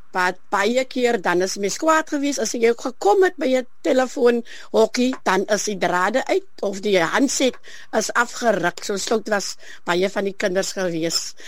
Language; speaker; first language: Afrikaans; native; Afrikaans